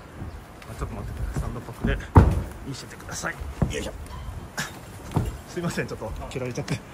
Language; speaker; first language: Japanese; native; Japanese